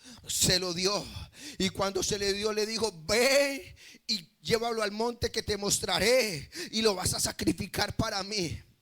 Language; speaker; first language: Spanish; native; Spanish